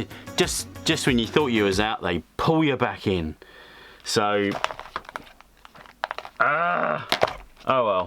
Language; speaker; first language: English; native; English